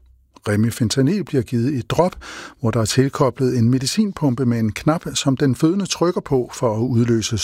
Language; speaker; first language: Danish; native; Danish